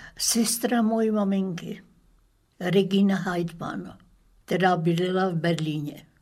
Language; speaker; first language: Czech; early bilingual, other home language; German